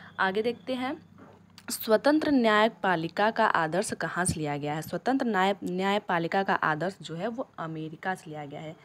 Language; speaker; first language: Hindi; native; Hindi